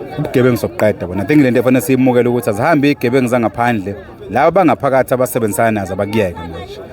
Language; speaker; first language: Zulu; native; Zulu